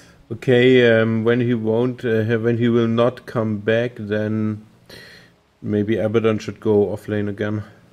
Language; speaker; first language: English; non-native, fluent; German